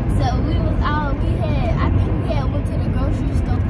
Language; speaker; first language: English; native; English